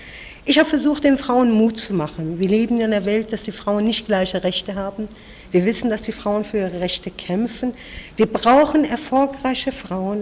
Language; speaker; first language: German; non-native, fluent; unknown